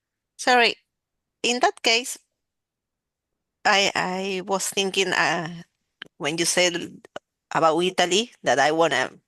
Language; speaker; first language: English; non-native, fluent; Spanish